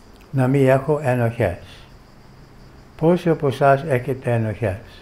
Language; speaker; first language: Greek; non-native, fluent; English